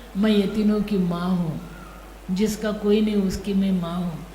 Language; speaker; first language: Hindi; non-native, local second language; Marathi